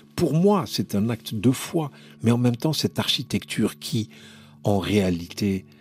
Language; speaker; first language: French; non-native, local second language; Arabic